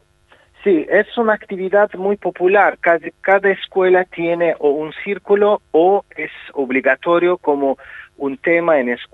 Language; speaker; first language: Spanish; non-native, fluent; Azerbaijani